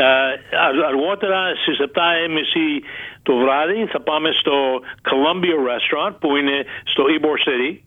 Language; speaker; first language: Greek; early bilingual, heritage; Greek